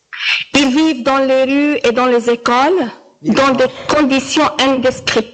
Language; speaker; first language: French; non-native, local second language; Arabic